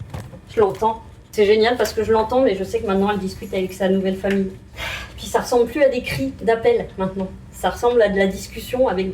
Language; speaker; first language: French; native; French